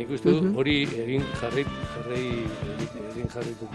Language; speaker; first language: Basque; non-native, local second language; Spanish